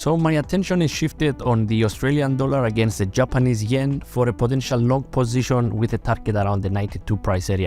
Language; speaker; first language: English; non-native, fluent; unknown